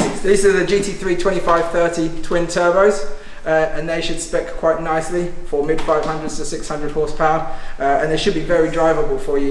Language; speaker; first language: English; native; English